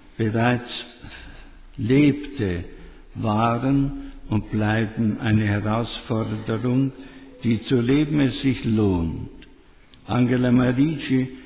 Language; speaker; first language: German; native; German